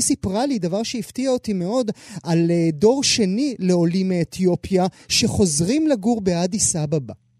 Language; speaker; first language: Hebrew; native; Hebrew